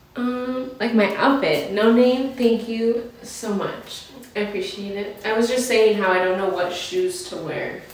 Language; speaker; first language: English; native; English